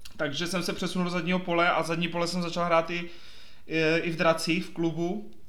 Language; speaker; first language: Czech; native; Czech